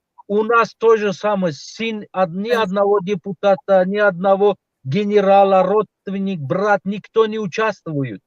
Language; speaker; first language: Russian; non-native, local second language; Tajik